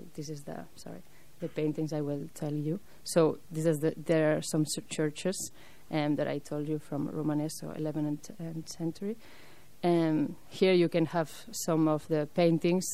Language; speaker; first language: English; non-native, fluent; French